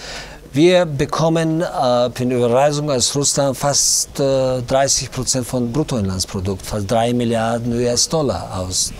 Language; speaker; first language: German; non-native, learner; Tajik